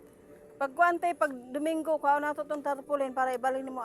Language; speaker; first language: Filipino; non-native, local second language; Cebuano